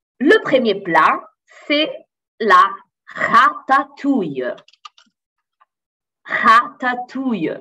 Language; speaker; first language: French; non-native, fluent; Italian